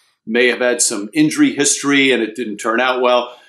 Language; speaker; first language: English; native; English